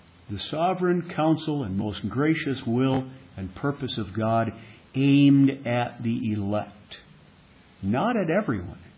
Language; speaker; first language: English; native; English